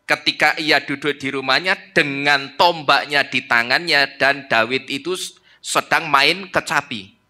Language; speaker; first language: Indonesian; native; Indonesian